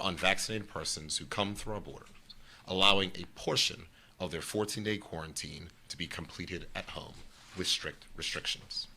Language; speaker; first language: English; native; English